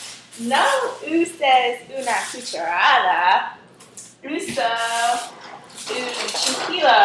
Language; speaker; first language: Spanish; non-native, learner; English